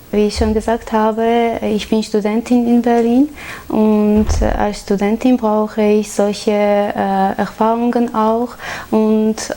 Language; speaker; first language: German; non-native, learner; Armenian